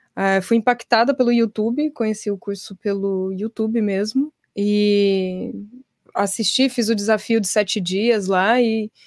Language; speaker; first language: Portuguese; native; Portuguese